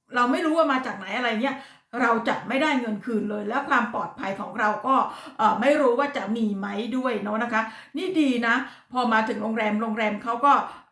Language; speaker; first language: Thai; native; Thai